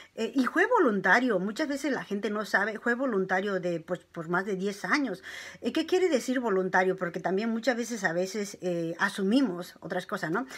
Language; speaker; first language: Spanish; non-native, local second language; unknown